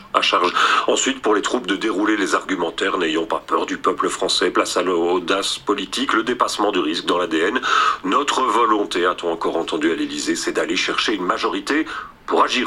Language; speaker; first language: French; native; French